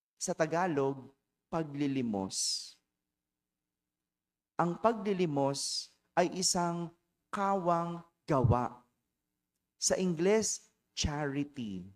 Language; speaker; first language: Filipino; native; Filipino